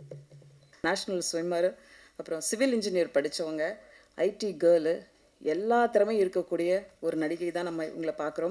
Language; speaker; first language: Tamil; native; Tamil